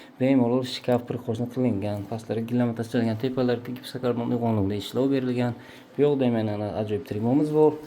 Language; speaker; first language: Uzbek; native; Uzbek